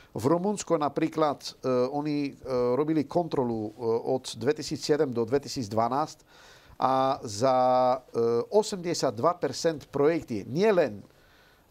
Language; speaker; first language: Slovak; non-native, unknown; Dutch